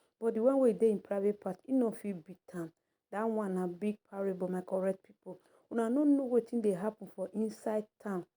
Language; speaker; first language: Nigerian Pidgin; native; Nigerian Pidgin